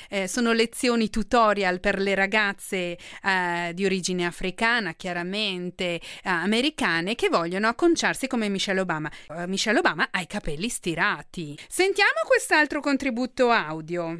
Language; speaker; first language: Italian; native; Italian